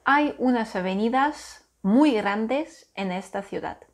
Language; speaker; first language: Spanish; non-native, fluent; Russian